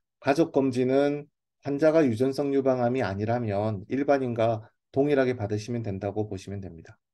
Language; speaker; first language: Korean; native; Korean